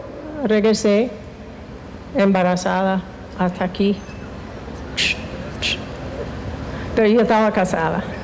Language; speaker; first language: Spanish; non-native, fluent; English